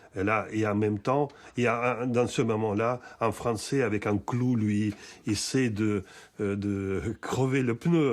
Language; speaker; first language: French; non-native, fluent; Russian